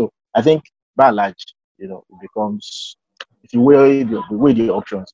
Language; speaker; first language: English; non-native, local second language; Yoruba